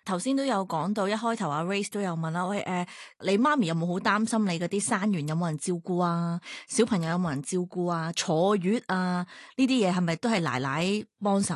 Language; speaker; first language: Cantonese; native; Cantonese